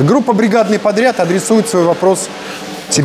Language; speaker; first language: Russian; native; Russian